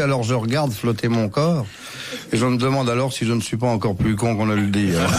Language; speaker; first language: French; native; French